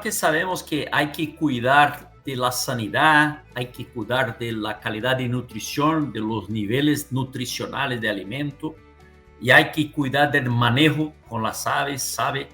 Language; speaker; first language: Spanish; non-native, learner; Portuguese